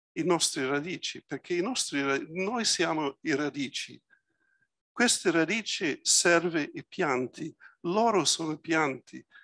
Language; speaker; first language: Italian; early bilingual, heritage; Italian